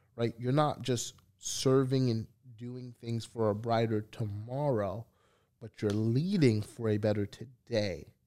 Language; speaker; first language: English; early bilingual, other home language; Haitian Creole